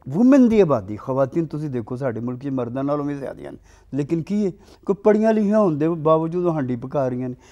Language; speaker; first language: Punjabi; native; Punjabi